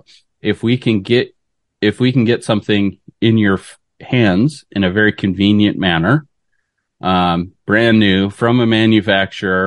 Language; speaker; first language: English; native; English